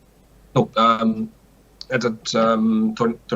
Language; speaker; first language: Russian; non-native, learner; English